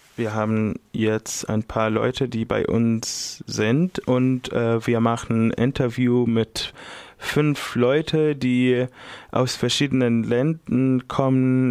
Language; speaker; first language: German; non-native, fluent; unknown